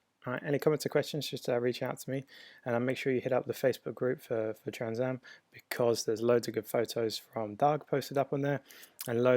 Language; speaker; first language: English; native; English